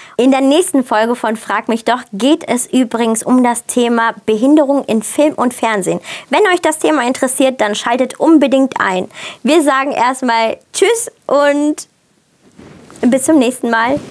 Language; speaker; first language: German; native; German